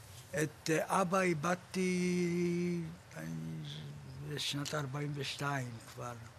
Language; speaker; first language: Hebrew; non-native, fluent; Polish